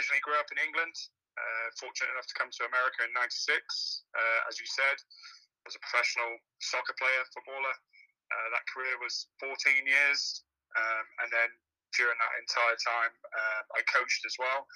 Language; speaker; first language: English; native; English